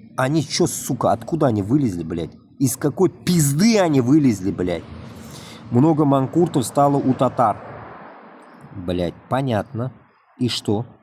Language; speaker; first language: Russian; non-native, local second language; Tatar